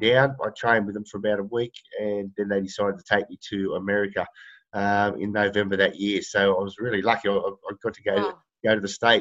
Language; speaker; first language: English; native; English